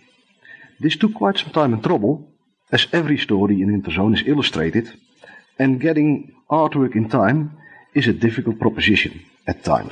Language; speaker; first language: English; non-native, fluent; Dutch